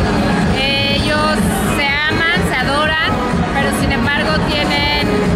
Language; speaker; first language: Spanish; native; Spanish